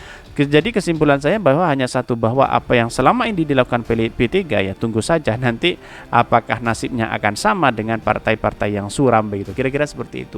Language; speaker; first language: Indonesian; native; Indonesian